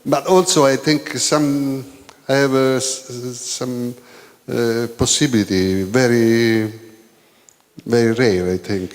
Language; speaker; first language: English; non-native, learner; Italian